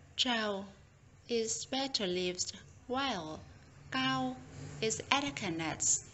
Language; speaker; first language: English; non-native, fluent; Vietnamese